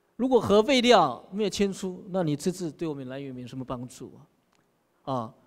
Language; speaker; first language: Chinese; native; Chinese